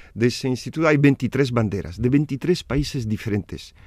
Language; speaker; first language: Spanish; non-native, fluent; Arabic